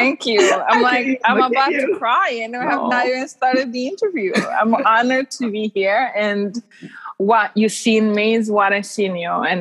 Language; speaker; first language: English; non-native, local second language; Kinyarwanda